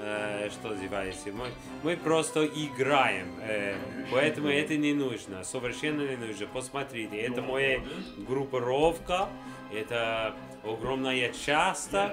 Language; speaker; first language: Russian; non-native, learner; English